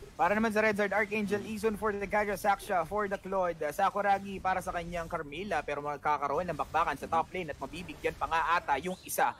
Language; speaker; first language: Filipino; native; Filipino